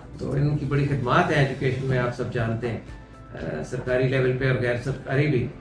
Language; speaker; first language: Urdu; non-native, local second language; Pashto